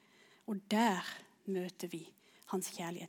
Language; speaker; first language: Norwegian; non-native, fluent; English